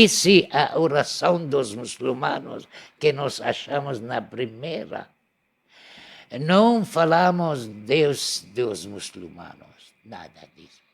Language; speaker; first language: Portuguese; non-native, learner; Arabic